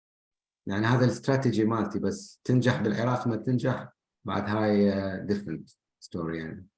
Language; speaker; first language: Arabic; native; Arabic